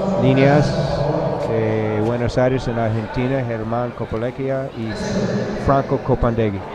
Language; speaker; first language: Spanish; non-native, learner; English